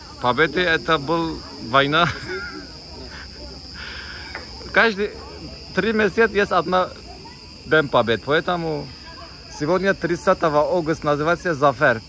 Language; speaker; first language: Russian; non-native, learner; Turkish